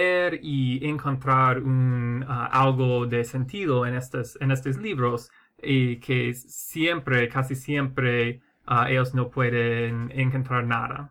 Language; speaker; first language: Spanish; non-native, fluent; English